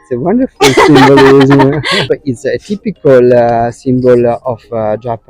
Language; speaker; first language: English; non-native, learner; Italian